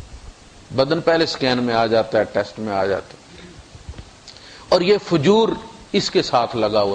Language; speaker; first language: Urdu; non-native, local second language; Punjabi